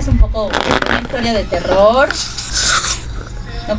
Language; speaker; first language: Spanish; native; Spanish